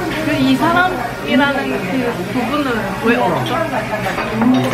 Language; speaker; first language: Korean; early bilingual, heritage; Chinese